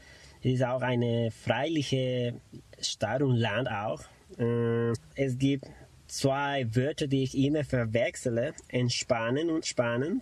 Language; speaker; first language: German; non-native, fluent; Spanish